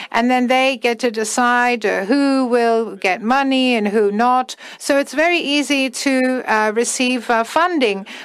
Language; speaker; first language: English; non-native, fluent; German